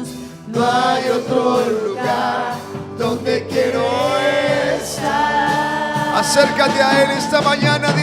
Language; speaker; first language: Spanish; native; Spanish